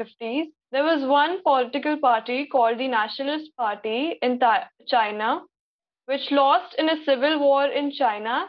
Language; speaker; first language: English; non-native, local second language; Hindi